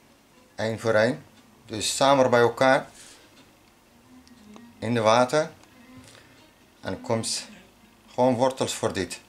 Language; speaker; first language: Dutch; non-native, learner; Arabic